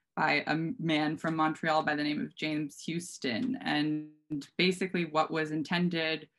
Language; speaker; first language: English; native; English